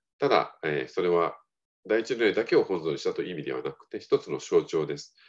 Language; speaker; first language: Japanese; native; Japanese